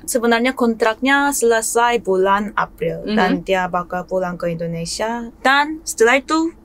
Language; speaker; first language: Indonesian; non-native, fluent; Korean